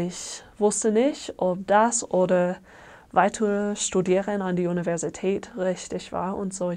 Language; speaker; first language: German; non-native, fluent; English